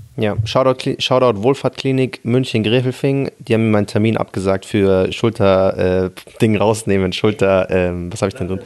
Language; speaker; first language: German; early bilingual, other home language; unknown